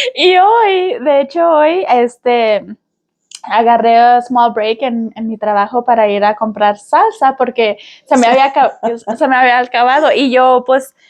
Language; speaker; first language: Spanish; early bilingual, heritage; Spanish